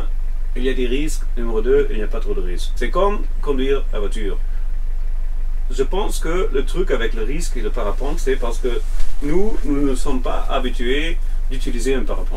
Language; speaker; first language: French; non-native, fluent; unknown